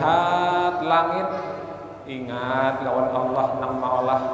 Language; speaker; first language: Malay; non-native, local second language; Banjar